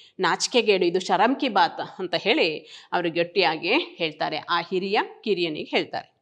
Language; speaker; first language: Kannada; native; Kannada